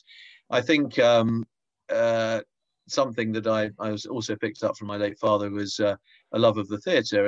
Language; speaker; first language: English; native; English